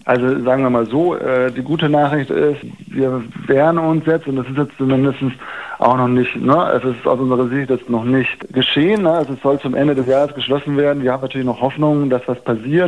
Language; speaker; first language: German; native; German